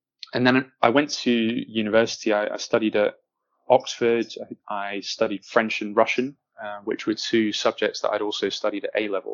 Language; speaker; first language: English; native; English